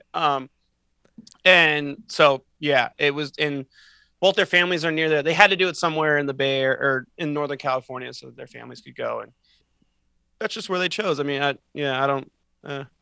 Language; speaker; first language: English; native; English